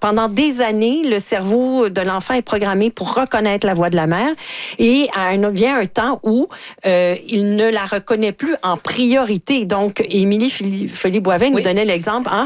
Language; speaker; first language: French; native; French